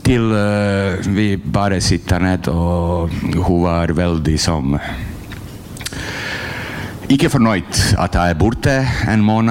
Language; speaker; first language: Norwegian; non-native, learner; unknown